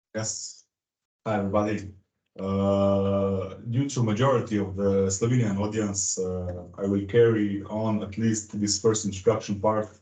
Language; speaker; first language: English; non-native, fluent; Slovenian